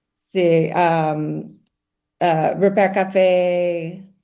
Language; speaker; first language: Spanish; non-native, learner; English